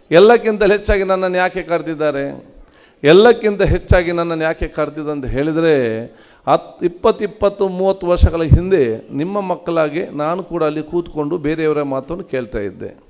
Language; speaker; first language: Kannada; non-native, local second language; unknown